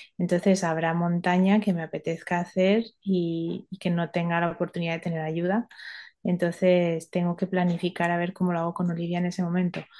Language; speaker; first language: Spanish; early bilingual, other home language; Romanian